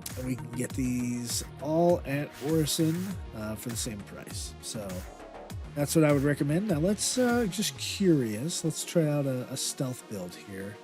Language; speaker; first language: English; native; English